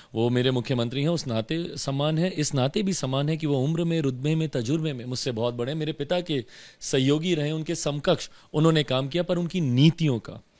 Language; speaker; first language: Hindi; native; Hindi